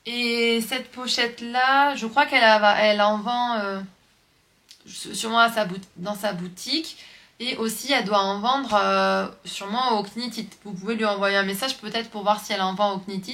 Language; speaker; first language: French; native; French